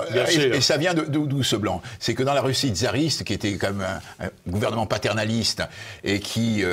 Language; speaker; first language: French; native; French